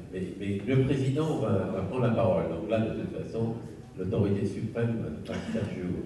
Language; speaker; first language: French; native; French